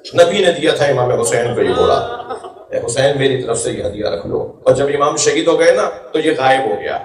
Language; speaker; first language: Urdu; non-native, local second language; Sindhi